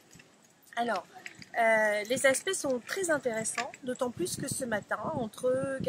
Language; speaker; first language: French; native; French